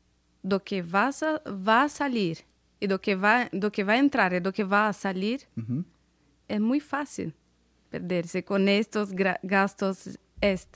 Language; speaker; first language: Spanish; non-native, fluent; Portuguese